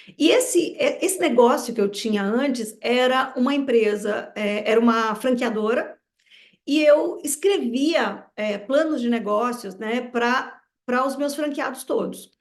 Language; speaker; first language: Portuguese; native; Portuguese